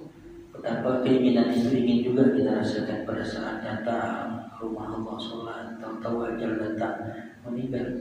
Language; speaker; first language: Indonesian; native; Indonesian